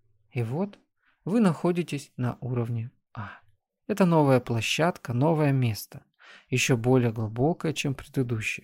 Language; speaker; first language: Russian; native; Russian